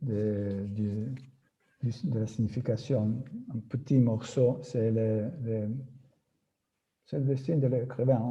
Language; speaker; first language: French; non-native, fluent; Italian